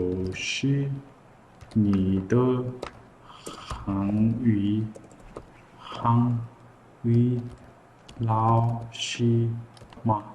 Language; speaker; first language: Chinese; non-native, learner; Mongolian